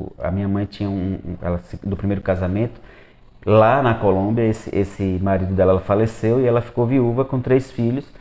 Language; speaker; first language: Portuguese; early bilingual, other home language; Spanish